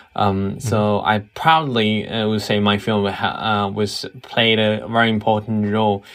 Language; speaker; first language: English; non-native, fluent; Chinese